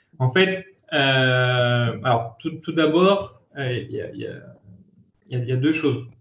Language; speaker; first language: French; native; French